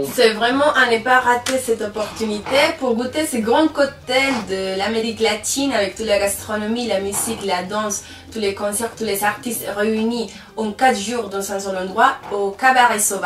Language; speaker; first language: French; non-native, fluent; Spanish